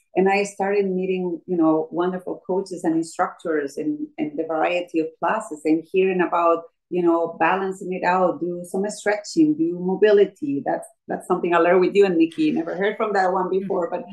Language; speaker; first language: English; non-native, fluent; Spanish